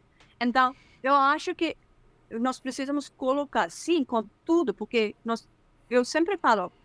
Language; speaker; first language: Portuguese; non-native, fluent; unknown